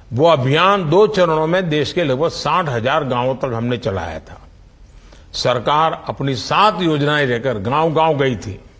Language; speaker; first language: Hindi; non-native, local second language; Gujarati